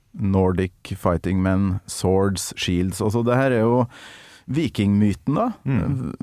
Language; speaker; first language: Norwegian; native; Norwegian